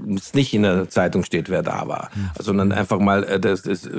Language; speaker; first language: German; non-native, fluent; Hungarian